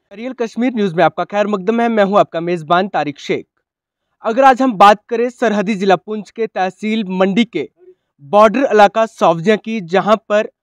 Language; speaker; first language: Hindi; non-native, local second language; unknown